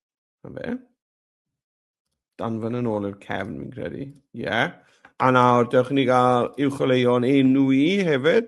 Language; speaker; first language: Welsh; native; Welsh